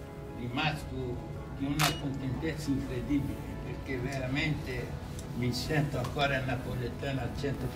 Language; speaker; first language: Italian; non-native, fluent; Spanish